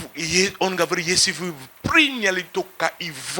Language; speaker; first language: Russian; non-native, fluent; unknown